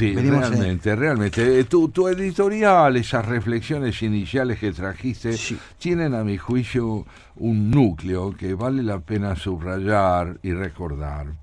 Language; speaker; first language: Spanish; native; Spanish